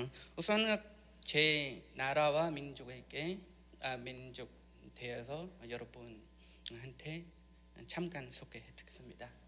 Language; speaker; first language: Korean; non-native, learner; Khmer